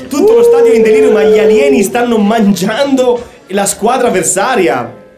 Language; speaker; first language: Italian; native; Italian